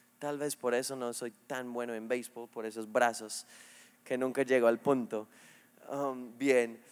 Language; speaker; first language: Spanish; non-native, fluent; English